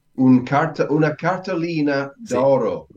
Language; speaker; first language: Italian; non-native, learner; English